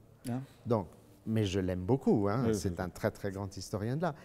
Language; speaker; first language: French; native; French